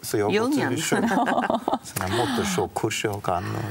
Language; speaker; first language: Swedish; non-native, fluent; Odia